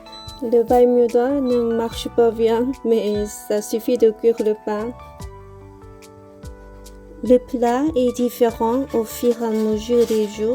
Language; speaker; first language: French; non-native, learner; Korean